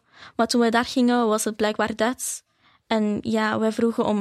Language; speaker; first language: Dutch; early bilingual, other home language; Arabic